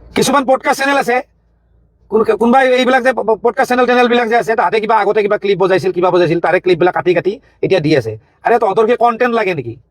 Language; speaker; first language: Assamese; native; Assamese